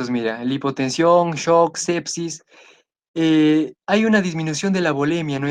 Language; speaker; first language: Spanish; native; Spanish